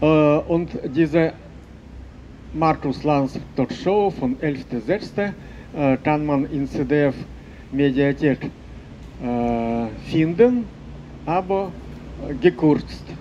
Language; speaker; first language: German; non-native, fluent; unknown